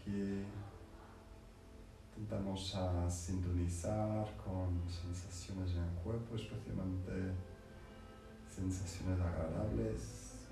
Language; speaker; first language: Spanish; non-native, fluent; English